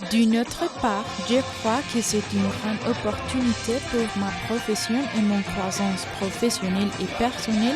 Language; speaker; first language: French; non-native, learner; Spanish